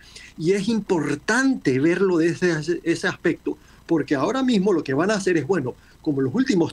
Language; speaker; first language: Spanish; native; Spanish